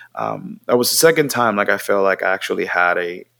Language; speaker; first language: English; non-native, fluent; Spanish